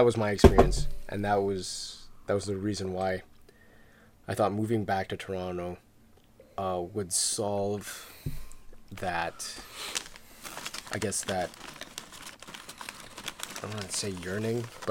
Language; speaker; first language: English; native; English